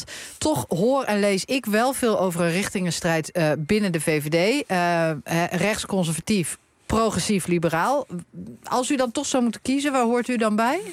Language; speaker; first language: Dutch; native; Dutch